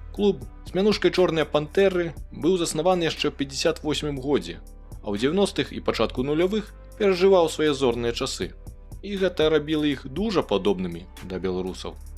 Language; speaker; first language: Belarusian; native; Belarusian